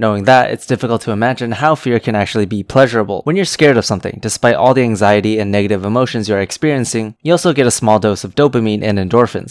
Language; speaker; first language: English; native; English